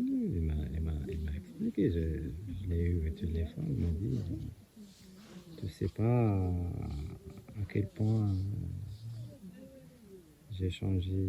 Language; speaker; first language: French; non-native, local second language; Arabic